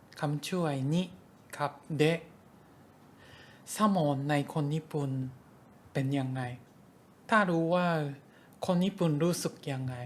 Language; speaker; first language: Thai; non-native, fluent; Japanese